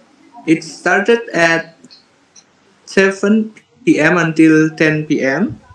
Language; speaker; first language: English; non-native, learner; Indonesian